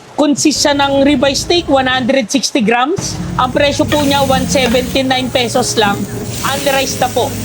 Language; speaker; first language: Filipino; native; Filipino